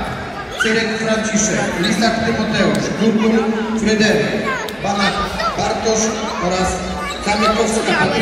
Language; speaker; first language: Polish; native; Polish